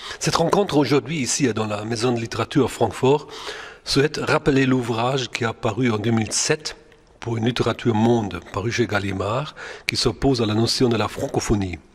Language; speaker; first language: French; non-native, fluent; German